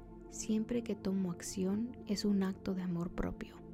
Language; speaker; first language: Spanish; early bilingual, heritage; Spanish